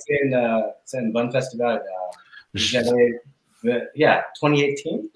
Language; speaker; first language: French; non-native, learner; English